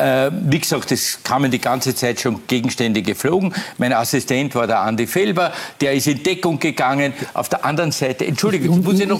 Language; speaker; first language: German; native; German